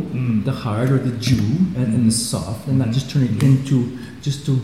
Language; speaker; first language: English; non-native, fluent; Swiss German